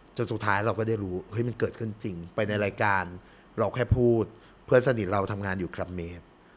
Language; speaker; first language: Thai; early bilingual, heritage; Thai